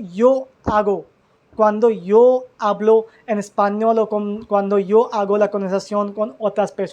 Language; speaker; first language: Spanish; non-native, learner; Hindi